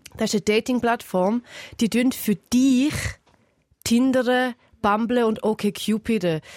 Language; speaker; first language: German; early bilingual, other home language; Serbian